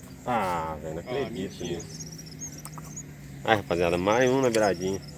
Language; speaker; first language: Portuguese; native; Portuguese